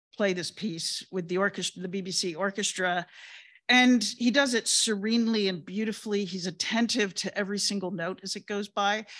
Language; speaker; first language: English; native; English